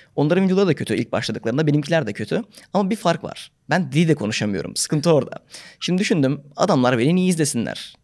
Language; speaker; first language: Turkish; native; Turkish